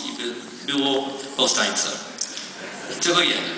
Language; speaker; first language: Polish; non-native, learner; Hebrew